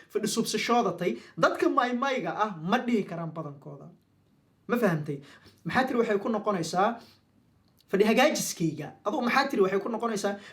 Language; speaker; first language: Somali; non-native, local second language; Maay